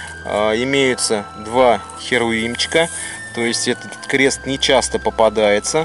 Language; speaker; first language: Russian; native; Russian